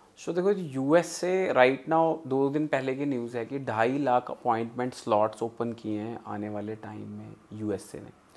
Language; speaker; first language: Hindi; non-native, local second language; Punjabi